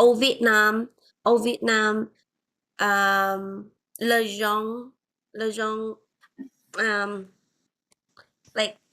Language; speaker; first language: French; non-native, learner; Vietnamese